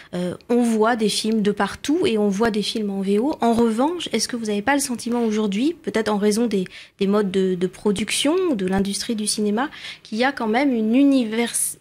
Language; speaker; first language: French; native; French